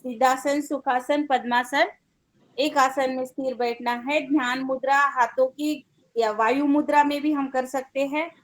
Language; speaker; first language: Hindi; non-native, local second language; Marathi